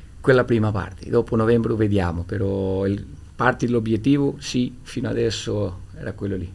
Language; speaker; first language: Italian; non-native, fluent; Portuguese